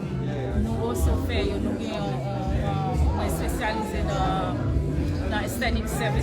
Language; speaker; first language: French; non-native, local second language; Haitian Creole